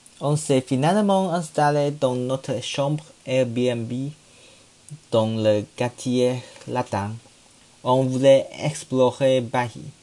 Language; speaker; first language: French; non-native, learner; Chinese